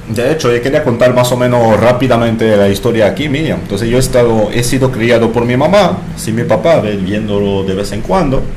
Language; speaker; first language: Spanish; non-native, fluent; French